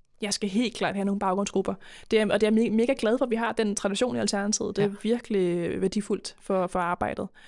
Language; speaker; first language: Danish; native; Danish